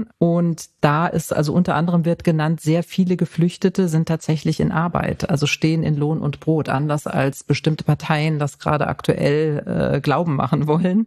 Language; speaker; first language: German; native; German